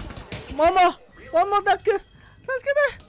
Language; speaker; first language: Japanese; non-native, learner; English